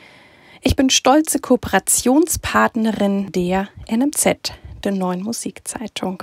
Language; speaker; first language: German; native; German